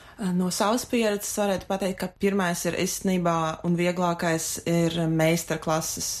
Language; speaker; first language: Latvian; non-native, local second language; Russian